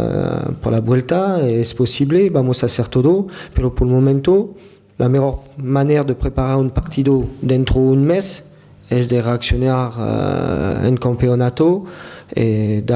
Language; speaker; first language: Spanish; non-native, fluent; French